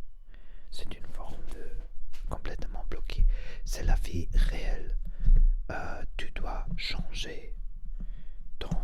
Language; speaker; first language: French; non-native, learner; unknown